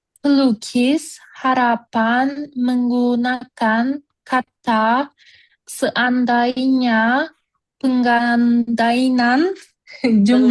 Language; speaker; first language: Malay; non-native, learner; Turkish